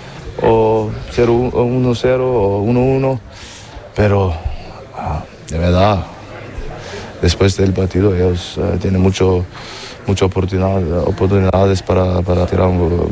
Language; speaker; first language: Spanish; non-native, learner; German